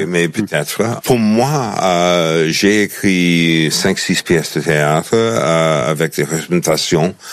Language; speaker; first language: French; non-native, fluent; English